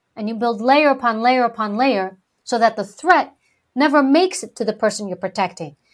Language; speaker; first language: English; early bilingual, other home language; Greek